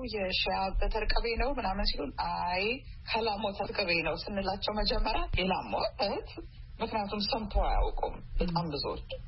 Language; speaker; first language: Amharic; native; Amharic